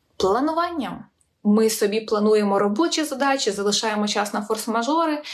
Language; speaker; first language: Ukrainian; non-native, local second language; Russian